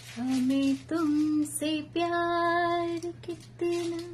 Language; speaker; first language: Hindi; non-native, local second language; Marathi